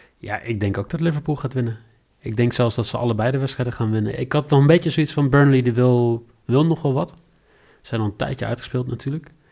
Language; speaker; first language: Dutch; native; Dutch